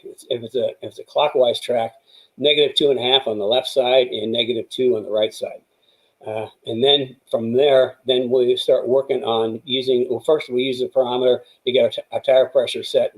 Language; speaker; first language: English; native; English